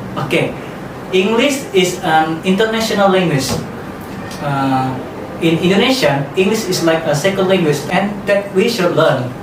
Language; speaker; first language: English; non-native, learner; Indonesian